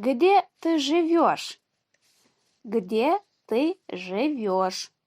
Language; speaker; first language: Russian; non-native, fluent; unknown